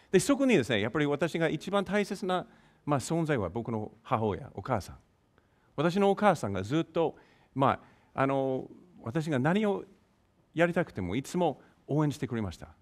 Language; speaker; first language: Japanese; non-native, fluent; English